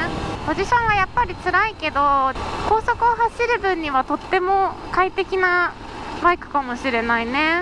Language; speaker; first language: Japanese; native; Japanese